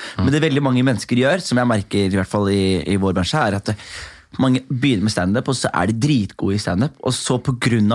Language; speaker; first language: Norwegian; native; Norwegian